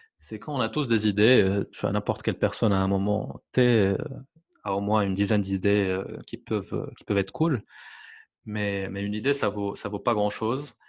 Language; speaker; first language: French; non-native, local second language; Arabic